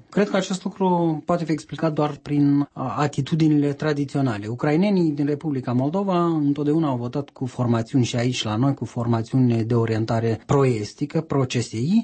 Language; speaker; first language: Romanian; native; Romanian